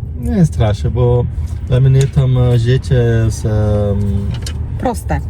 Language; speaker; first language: Polish; non-native, learner; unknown